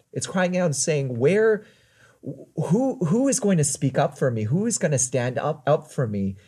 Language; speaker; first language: English; native; English